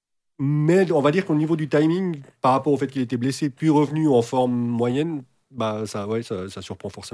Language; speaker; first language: French; native; French